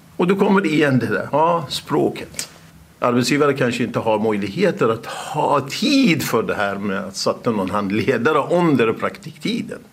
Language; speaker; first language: Swedish; non-native, fluent; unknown